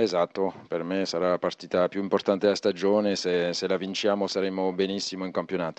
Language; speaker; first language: Italian; non-native, fluent; French